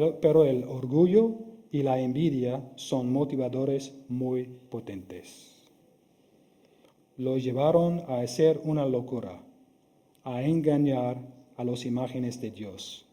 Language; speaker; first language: Spanish; non-native, fluent; English